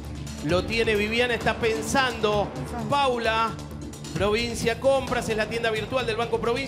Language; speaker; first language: Spanish; native; Spanish